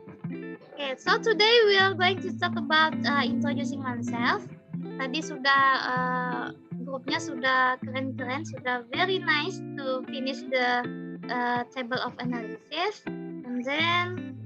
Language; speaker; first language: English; non-native, fluent; Indonesian